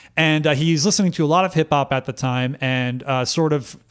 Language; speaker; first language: English; native; English